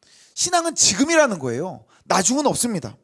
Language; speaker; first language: Korean; native; Korean